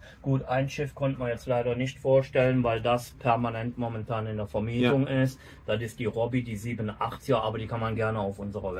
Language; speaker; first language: German; native; German